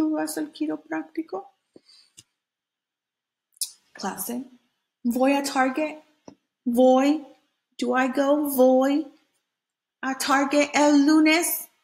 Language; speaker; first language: Spanish; non-native, fluent; English